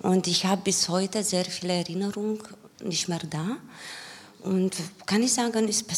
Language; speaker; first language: German; non-native, learner; Romanian